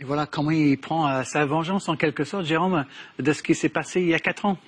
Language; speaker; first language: French; native; French